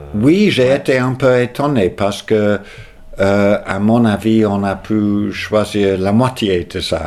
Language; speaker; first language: French; non-native, fluent; English